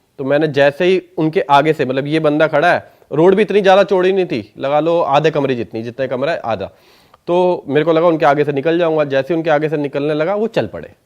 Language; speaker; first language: Hindi; non-native, local second language; Punjabi